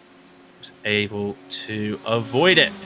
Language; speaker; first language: English; native; English